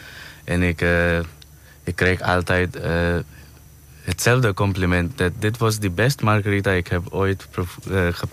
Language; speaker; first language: Dutch; non-native, fluent; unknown